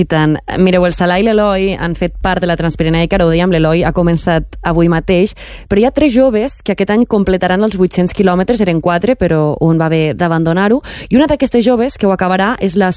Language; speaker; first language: Catalan; native; Catalan